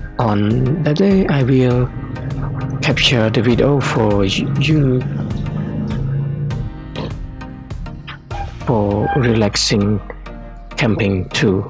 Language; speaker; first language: English; non-native, learner; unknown